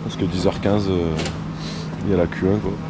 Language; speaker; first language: French; native; French